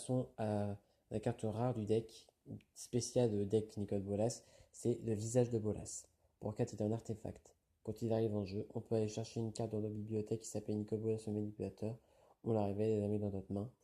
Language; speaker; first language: French; native; French